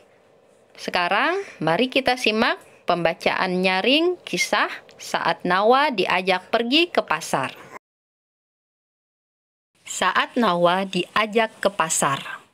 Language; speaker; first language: Indonesian; native; Indonesian